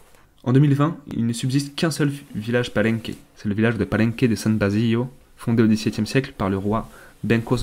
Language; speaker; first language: French; native; French